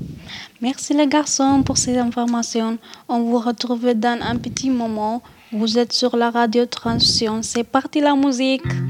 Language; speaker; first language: French; non-native, learner; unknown